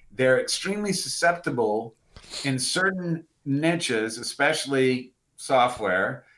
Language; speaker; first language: English; native; English